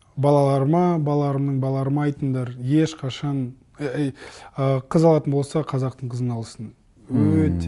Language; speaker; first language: Kazakh; non-native, local second language; Russian